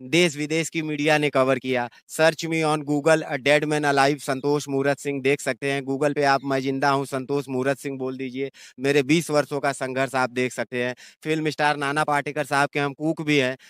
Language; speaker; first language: Hindi; native; Hindi